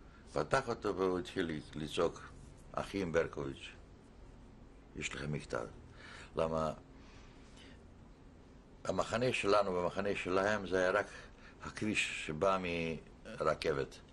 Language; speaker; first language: Hebrew; non-native, fluent; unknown